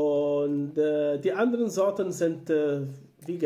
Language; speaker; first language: German; non-native, learner; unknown